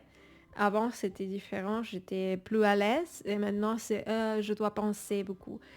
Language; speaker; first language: French; non-native, fluent; Spanish